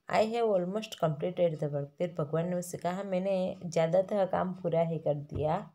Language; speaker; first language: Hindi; non-native, local second language; Gujarati